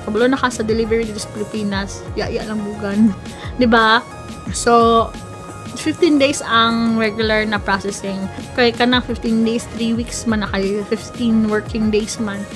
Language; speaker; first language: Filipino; non-native, local second language; Cebuano